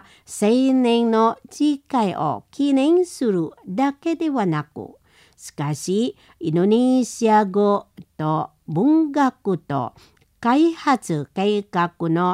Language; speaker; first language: Japanese; non-native, learner; Indonesian